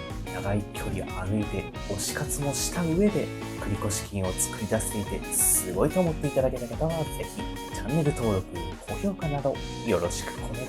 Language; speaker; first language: Japanese; native; Japanese